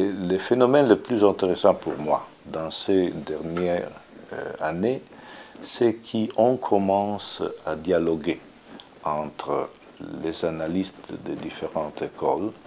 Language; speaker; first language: French; non-native, fluent; Italian